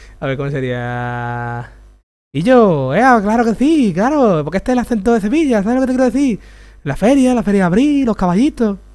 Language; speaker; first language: Spanish; native; Spanish